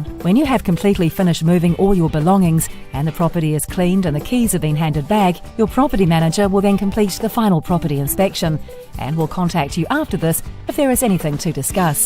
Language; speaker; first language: English; native; English